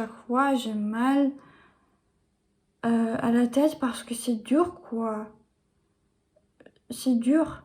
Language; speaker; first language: French; non-native, learner; English